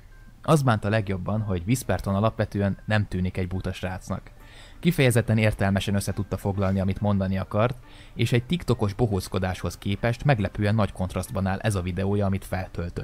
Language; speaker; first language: Hungarian; native; Hungarian